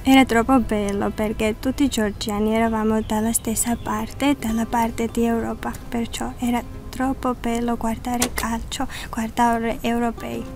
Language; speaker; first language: Italian; non-native, learner; Georgian